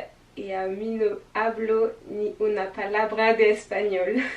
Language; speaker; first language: Spanish; non-native, learner; French